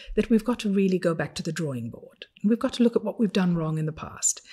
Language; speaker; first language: English; non-native, fluent; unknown